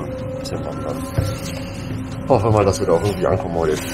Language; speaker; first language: German; native; German